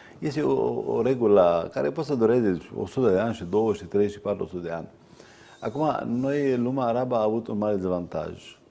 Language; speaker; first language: Romanian; non-native, fluent; Arabic